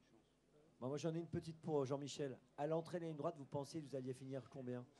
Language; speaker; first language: French; native; French